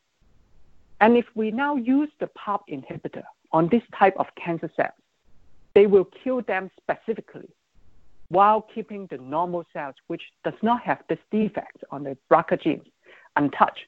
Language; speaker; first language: English; non-native, local second language; Cantonese